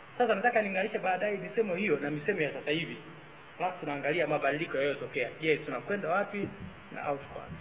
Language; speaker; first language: Swahili; native; Swahili